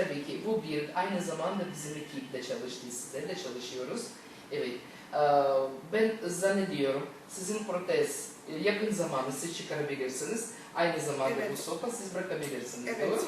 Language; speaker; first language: Turkish; non-native, learner; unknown